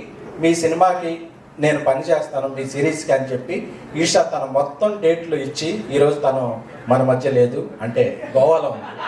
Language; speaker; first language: Telugu; native; Telugu